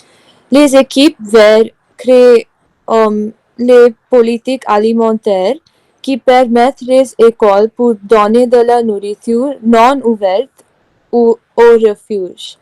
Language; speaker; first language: French; non-native, learner; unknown